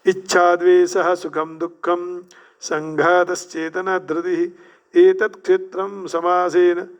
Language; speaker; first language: Hindi; non-native, local second language; Gujarati